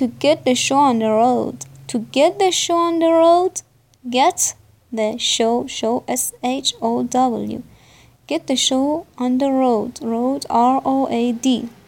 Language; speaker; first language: English; non-native, fluent; Persian